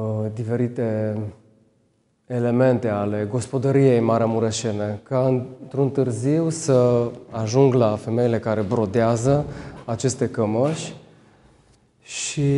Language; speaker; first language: Romanian; native; Romanian